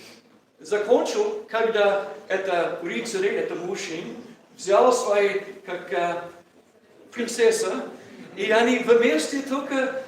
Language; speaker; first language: Russian; non-native, learner; English